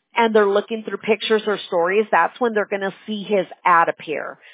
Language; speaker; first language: English; early bilingual, other home language; Spanish